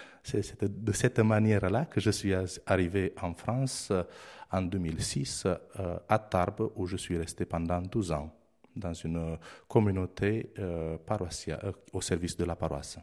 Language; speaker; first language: French; non-native, fluent; Romanian